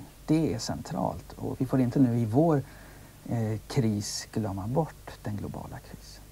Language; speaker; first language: Swedish; native; Swedish